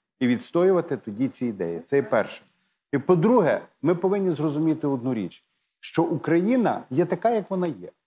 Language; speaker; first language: Ukrainian; native; Ukrainian